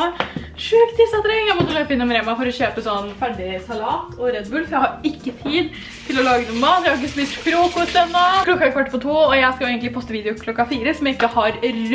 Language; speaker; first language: Norwegian; native; Norwegian